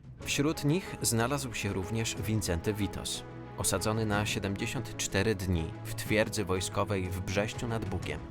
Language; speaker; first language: Polish; native; Polish